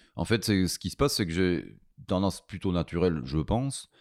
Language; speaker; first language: French; native; French